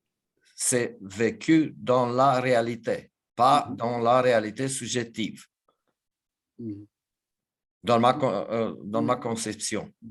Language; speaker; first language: French; non-native, fluent; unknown